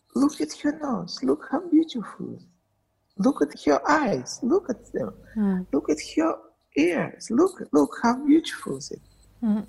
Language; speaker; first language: English; non-native, fluent; Russian